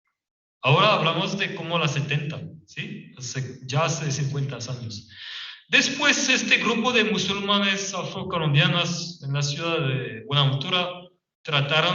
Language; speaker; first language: Spanish; non-native, fluent; French